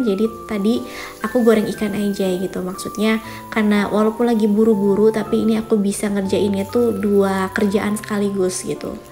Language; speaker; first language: Indonesian; native; Indonesian